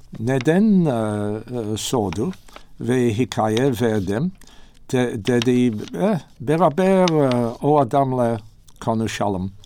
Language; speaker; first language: Turkish; non-native, learner; English